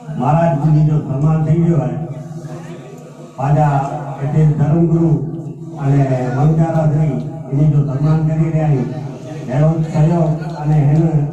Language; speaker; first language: Gujarati; non-native, local second language; Kachhi